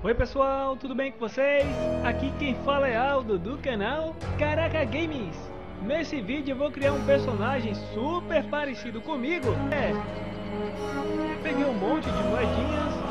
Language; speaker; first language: Portuguese; native; Portuguese